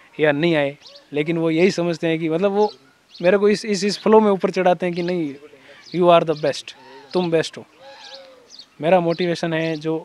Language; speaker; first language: Hindi; native; Hindi